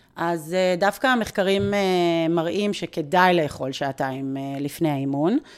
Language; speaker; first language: Hebrew; native; Hebrew